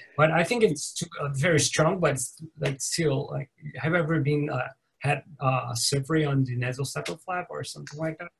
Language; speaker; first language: English; non-native, fluent; Portuguese